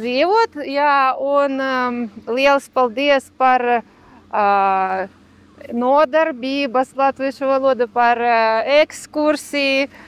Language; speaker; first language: Latvian; non-native, learner; Ukrainian